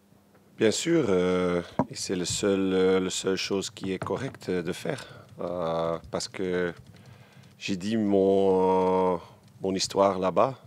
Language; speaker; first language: French; non-native, local second language; Dutch